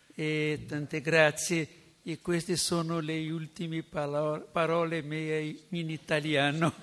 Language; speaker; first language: Italian; non-native, learner; Portuguese